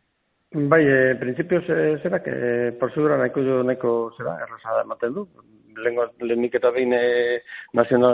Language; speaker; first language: Basque; non-native, local second language; Spanish